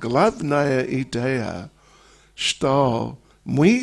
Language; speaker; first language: Russian; non-native, learner; English